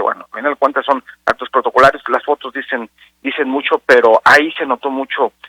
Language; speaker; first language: Spanish; native; Spanish